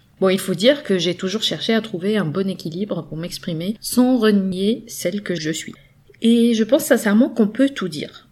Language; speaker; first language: French; native; French